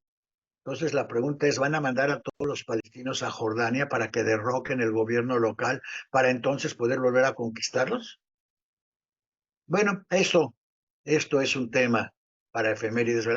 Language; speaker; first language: Spanish; native; Spanish